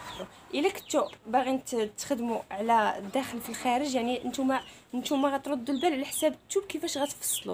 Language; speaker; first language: Arabic; native; Arabic